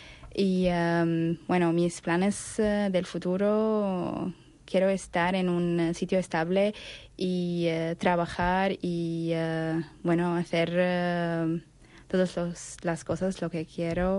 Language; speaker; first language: Spanish; non-native, learner; Arabic